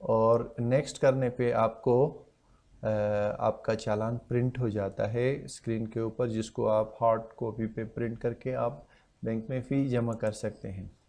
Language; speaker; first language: Urdu; non-native, local second language; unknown